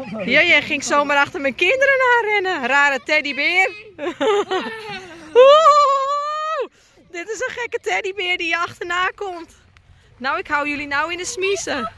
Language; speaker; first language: Dutch; native; Dutch